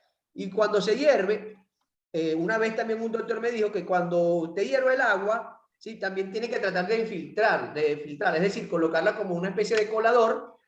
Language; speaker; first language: Spanish; native; Spanish